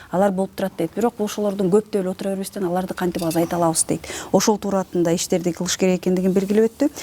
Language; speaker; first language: Kyrgyz; native; Kyrgyz